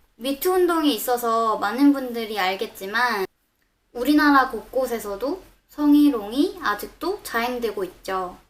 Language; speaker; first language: Korean; native; Korean